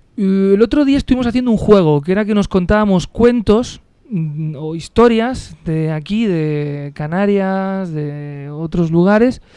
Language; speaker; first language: Spanish; native; Spanish